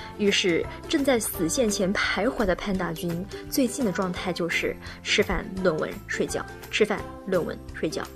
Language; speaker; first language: Chinese; native; Chinese